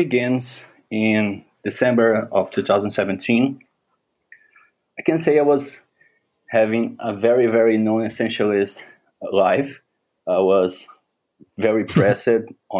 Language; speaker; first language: English; non-native, fluent; Portuguese